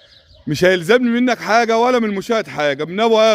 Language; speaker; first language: Arabic; native; Arabic